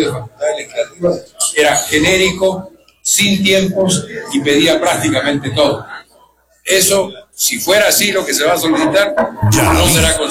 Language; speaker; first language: Spanish; native; Spanish